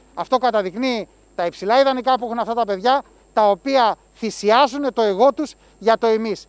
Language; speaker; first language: Greek; native; Greek